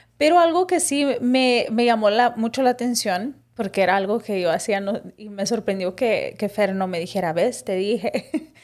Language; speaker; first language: Spanish; early bilingual, heritage; Spanish